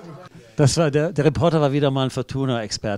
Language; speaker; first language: German; native; German